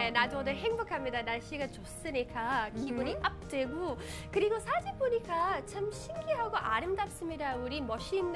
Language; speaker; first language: Korean; non-native, fluent; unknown